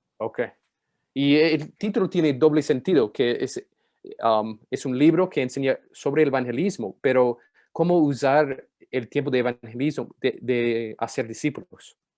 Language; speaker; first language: Spanish; non-native, fluent; English